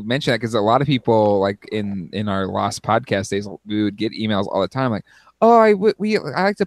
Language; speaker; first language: English; native; English